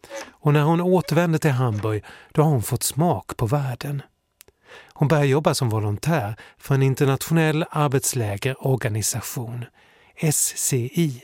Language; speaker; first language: Swedish; native; Swedish